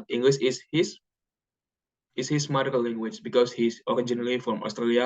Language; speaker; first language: English; non-native, learner; Indonesian